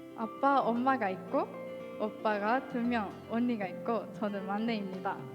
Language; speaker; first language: Korean; non-native, fluent; Japanese